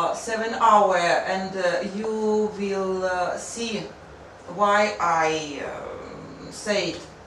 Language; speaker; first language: English; non-native, learner; Russian